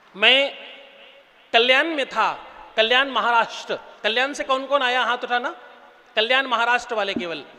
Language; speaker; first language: Hindi; native; Hindi